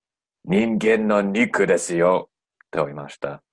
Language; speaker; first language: Japanese; non-native, learner; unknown